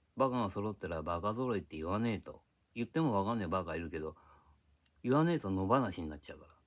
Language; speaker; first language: Japanese; native; Japanese